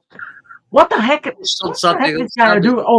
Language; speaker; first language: English; non-native, fluent; Portuguese